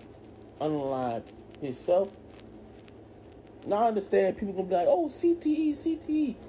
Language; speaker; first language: English; native; English